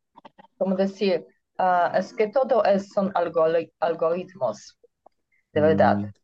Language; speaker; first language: Spanish; non-native, learner; Polish